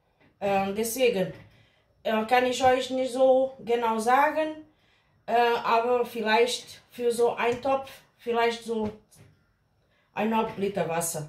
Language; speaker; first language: German; non-native, fluent; Portuguese